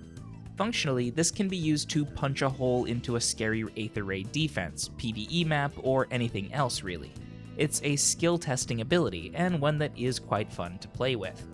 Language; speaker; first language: English; native; English